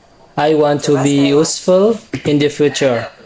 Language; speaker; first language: English; non-native, learner; Indonesian